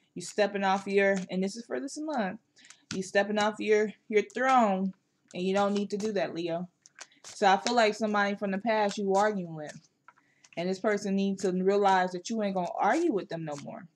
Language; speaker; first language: English; native; English